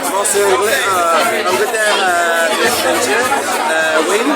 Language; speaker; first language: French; non-native, learner; Catalan